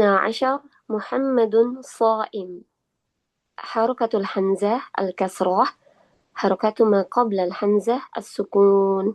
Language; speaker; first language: Arabic; non-native, learner; Indonesian